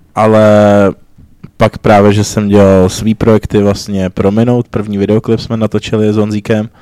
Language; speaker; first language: Czech; native; Czech